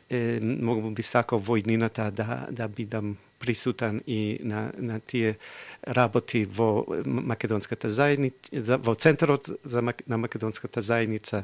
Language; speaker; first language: Macedonian; non-native, fluent; English